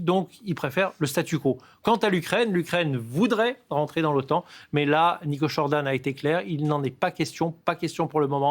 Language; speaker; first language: French; native; French